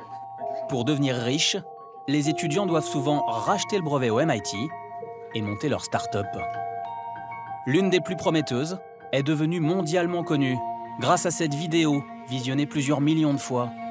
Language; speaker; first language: French; native; French